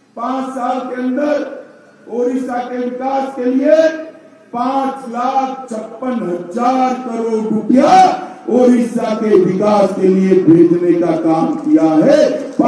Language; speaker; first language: Hindi; non-native, local second language; Gujarati